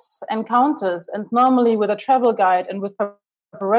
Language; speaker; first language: English; non-native, fluent; German